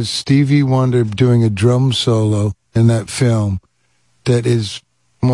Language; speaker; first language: English; native; English